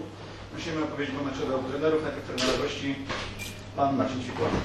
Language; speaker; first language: Polish; native; Polish